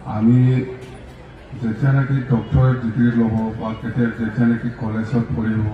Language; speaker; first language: Assamese; non-native, local second language; Bodo